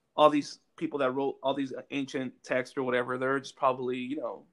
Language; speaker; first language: English; native; English